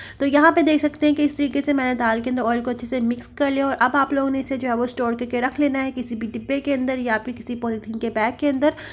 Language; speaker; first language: Urdu; native; Urdu